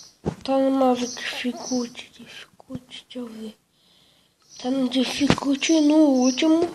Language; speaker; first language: Portuguese; native; Portuguese